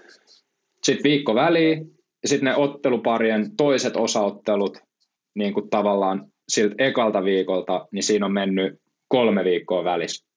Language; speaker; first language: Finnish; native; Finnish